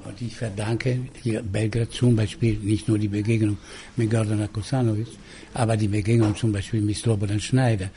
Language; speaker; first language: German; non-native, fluent; Italian